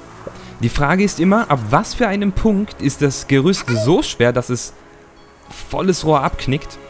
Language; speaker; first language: German; native; German